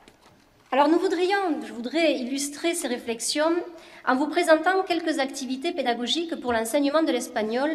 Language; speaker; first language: French; native; French